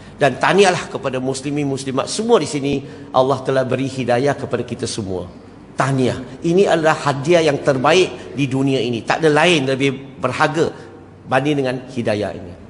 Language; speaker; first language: Malay; non-native, local second language; Chinese